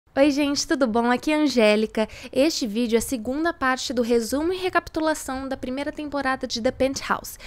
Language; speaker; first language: Portuguese; native; Portuguese